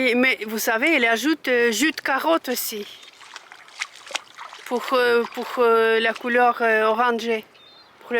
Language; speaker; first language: French; non-native, fluent; Russian